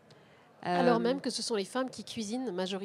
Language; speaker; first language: French; native; French